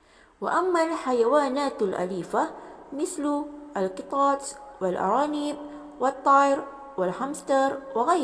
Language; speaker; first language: Arabic; non-native, fluent; Malay